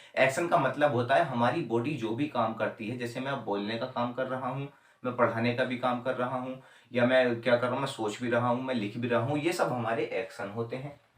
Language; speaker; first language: Hindi; native; Hindi